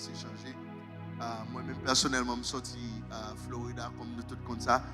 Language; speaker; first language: French; non-native, local second language; Haitian Creole